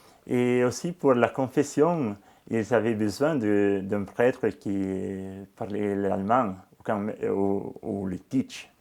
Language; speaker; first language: French; non-native, local second language; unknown